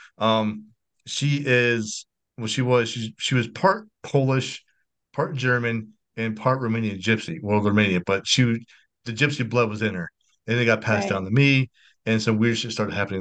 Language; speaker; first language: English; native; English